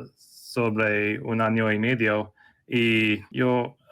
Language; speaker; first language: Spanish; non-native, learner; English